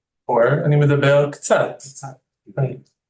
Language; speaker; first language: Hebrew; non-native, fluent; English